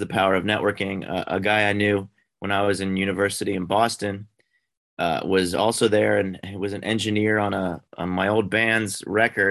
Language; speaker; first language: English; native; English